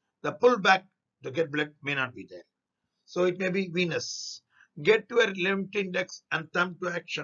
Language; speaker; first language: English; non-native, local second language; Tamil